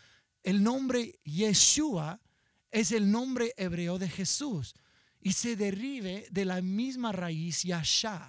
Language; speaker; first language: Spanish; non-native, fluent; English